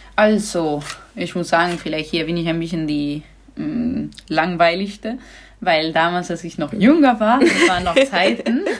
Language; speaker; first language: German; non-native, fluent; Spanish